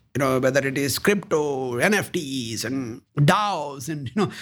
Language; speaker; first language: English; non-native, local second language; Kannada